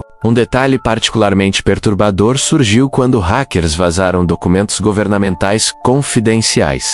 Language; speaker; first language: Portuguese; native; Portuguese